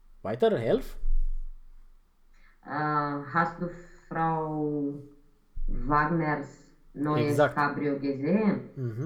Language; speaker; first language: German; non-native, learner; Romanian